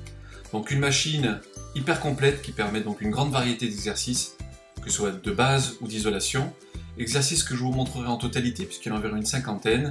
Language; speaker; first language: French; native; French